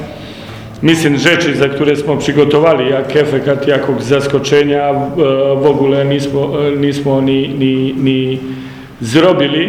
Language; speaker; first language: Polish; non-native, learner; Croatian